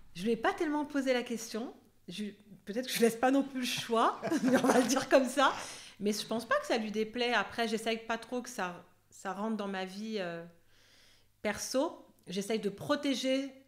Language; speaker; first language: French; native; French